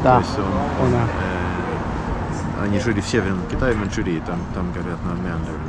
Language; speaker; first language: Russian; early bilingual, heritage; Russian